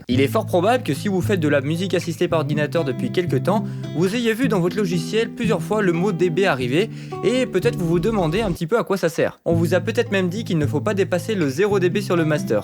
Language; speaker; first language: French; native; French